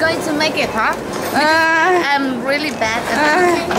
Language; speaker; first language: English; non-native, fluent; Spanish